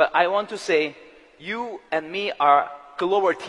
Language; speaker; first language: English; non-native, learner; Korean